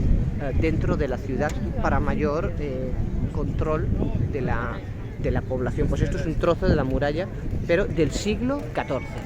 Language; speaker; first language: Spanish; native; Spanish